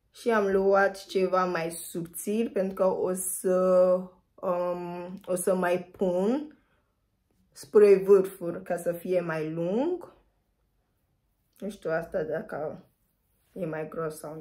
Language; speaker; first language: Romanian; non-native, fluent; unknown